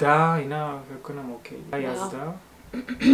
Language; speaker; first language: Persian; non-native, fluent; Japanese